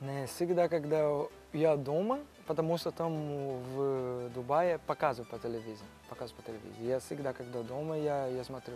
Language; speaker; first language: Russian; non-native, learner; Portuguese